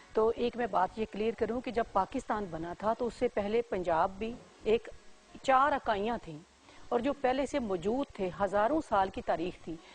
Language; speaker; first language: Urdu; non-native, local second language; Punjabi